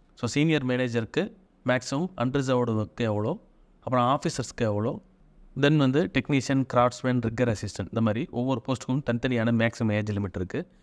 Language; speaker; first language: Tamil; native; Tamil